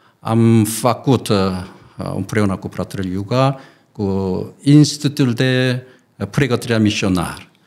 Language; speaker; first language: Romanian; non-native, learner; Korean